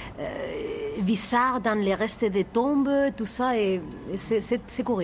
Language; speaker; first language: French; non-native, fluent; Spanish